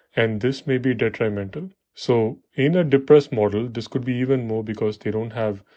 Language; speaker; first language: English; non-native, local second language; Tamil